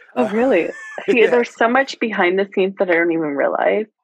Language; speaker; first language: English; native; English